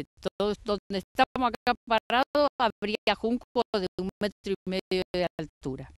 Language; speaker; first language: Spanish; native; Spanish